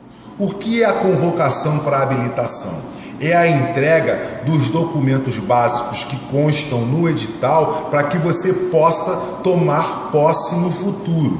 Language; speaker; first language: Portuguese; native; Portuguese